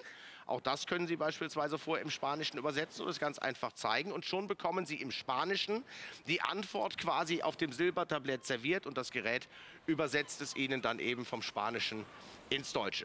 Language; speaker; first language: German; native; German